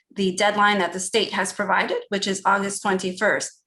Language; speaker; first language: English; early bilingual, other home language; Spanish